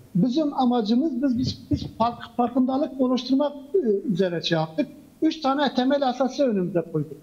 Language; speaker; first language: Turkish; non-native, local second language; Kurdish